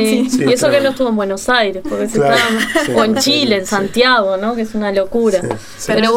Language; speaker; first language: Spanish; native; Spanish